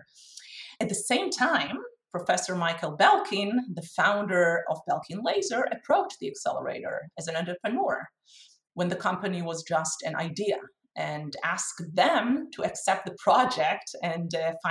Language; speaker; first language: English; non-native, fluent; Hebrew